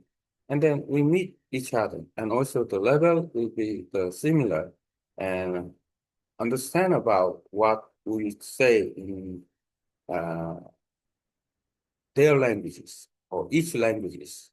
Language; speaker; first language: English; non-native, learner; Korean